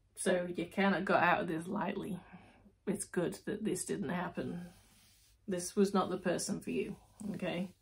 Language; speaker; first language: English; native; English